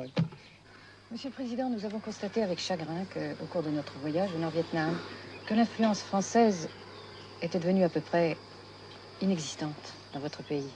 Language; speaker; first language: French; native; French